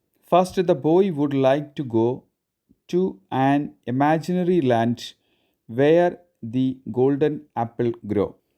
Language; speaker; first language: English; non-native, local second language; Malayalam